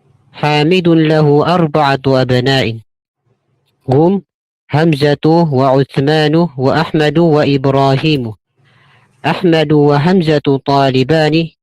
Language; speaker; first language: Arabic; non-native, learner; Filipino